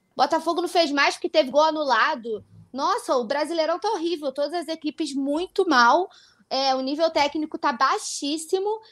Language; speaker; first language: Portuguese; native; Portuguese